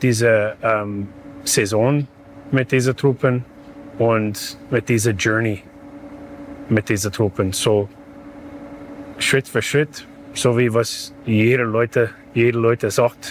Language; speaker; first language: German; non-native, learner; English